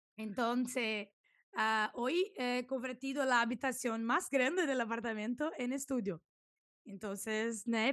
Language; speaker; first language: Spanish; non-native, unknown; Portuguese